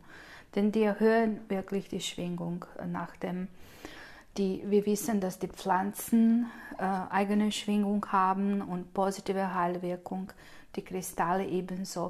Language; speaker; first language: German; non-native, fluent; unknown